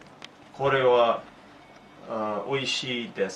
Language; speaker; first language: Japanese; non-native, learner; English